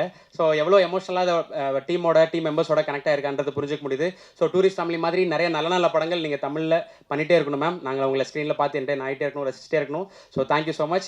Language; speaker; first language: Tamil; native; Tamil